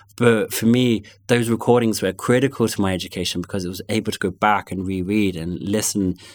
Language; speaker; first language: English; native; English